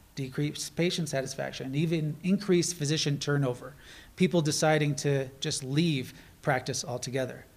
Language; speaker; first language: English; native; English